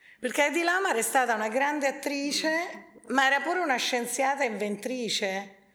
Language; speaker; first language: Italian; native; Italian